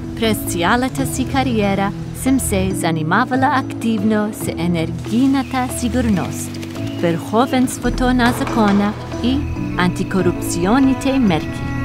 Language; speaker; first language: Bulgarian; non-native, learner; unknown